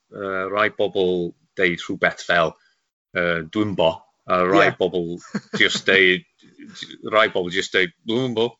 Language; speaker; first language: Welsh; non-native, local second language; English